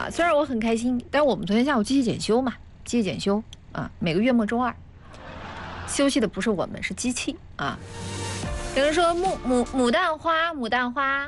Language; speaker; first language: Chinese; native; Chinese